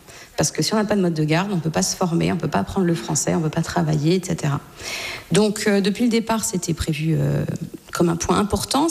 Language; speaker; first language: French; native; French